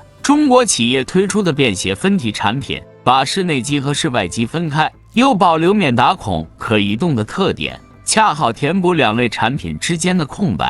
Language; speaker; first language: Chinese; native; Chinese